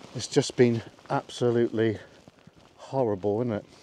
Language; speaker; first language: English; native; English